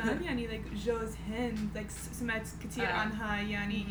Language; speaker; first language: Arabic; non-native, learner; English